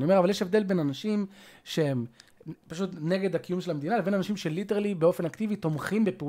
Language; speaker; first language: Hebrew; native; Hebrew